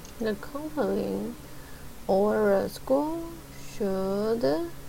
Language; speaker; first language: English; non-native, learner; Chinese